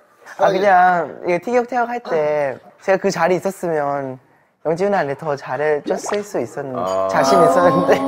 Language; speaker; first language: Korean; non-native, fluent; Thai